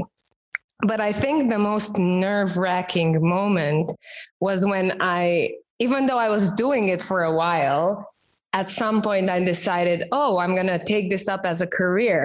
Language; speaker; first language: English; non-native, fluent; Romanian